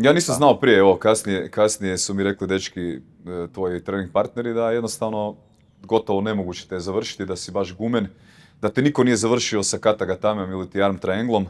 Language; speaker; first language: Croatian; native; Croatian